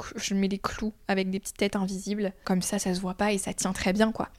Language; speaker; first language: French; native; French